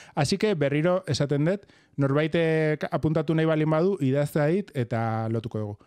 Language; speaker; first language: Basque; non-native, local second language; Spanish